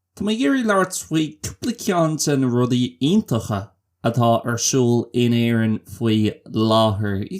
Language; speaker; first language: Irish; non-native, local second language; English